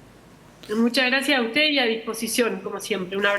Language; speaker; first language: Spanish; native; Spanish